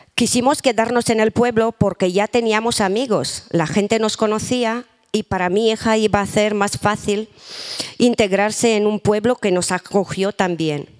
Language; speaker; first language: Spanish; non-native, fluent; Romanian